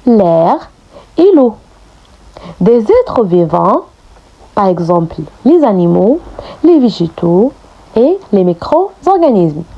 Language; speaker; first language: French; non-native, local second language; Arabic